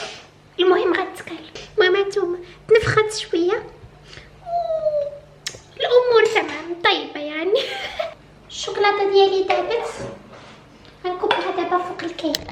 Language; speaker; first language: Arabic; native; Arabic